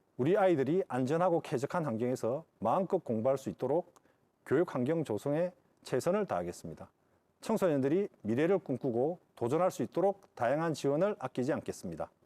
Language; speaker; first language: Korean; native; Korean